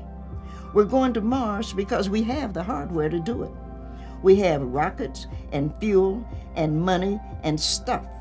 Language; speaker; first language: English; native; English